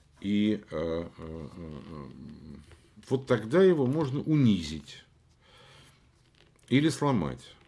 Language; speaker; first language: Russian; native; Russian